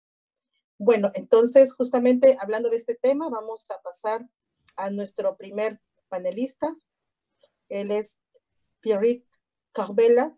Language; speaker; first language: Spanish; native; Spanish